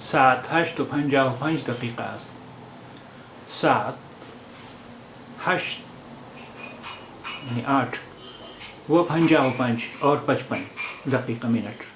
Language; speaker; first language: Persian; non-native, fluent; Hindi